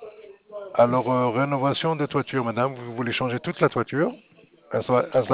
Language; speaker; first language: French; non-native, local second language; Arabic